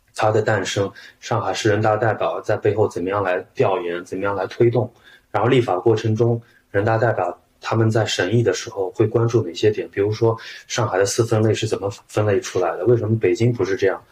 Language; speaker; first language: Chinese; native; Chinese